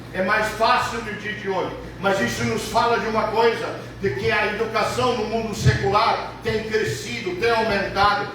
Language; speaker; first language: Portuguese; early bilingual, other home language; English